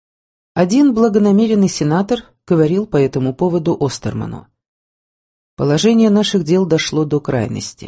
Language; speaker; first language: Russian; native; Russian